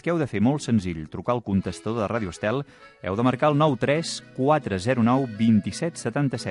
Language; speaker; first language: Catalan; native; Catalan